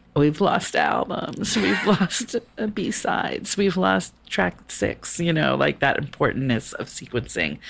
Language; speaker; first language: English; native; English